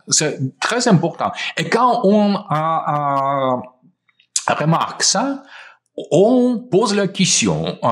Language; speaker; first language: French; non-native, fluent; Russian